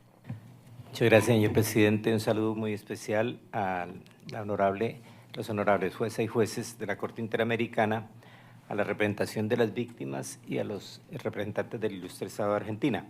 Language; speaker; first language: Spanish; native; Spanish